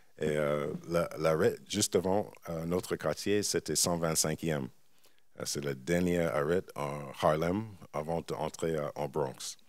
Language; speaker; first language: French; non-native, fluent; English